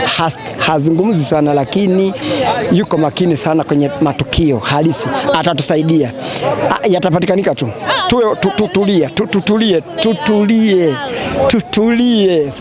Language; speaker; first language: Swahili; native; Swahili